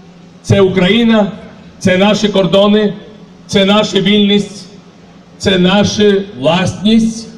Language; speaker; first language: Ukrainian; non-native, fluent; Georgian